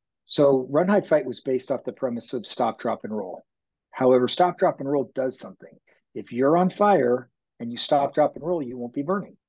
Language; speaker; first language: English; native; English